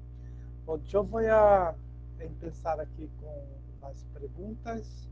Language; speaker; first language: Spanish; non-native, learner; Portuguese